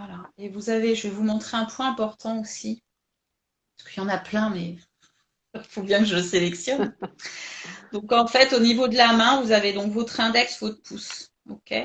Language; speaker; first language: French; native; French